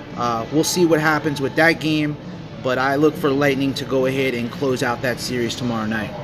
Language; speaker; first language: English; early bilingual, other home language; Italian